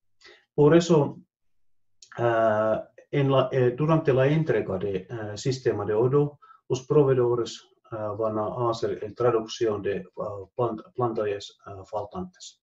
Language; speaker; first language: Spanish; non-native, fluent; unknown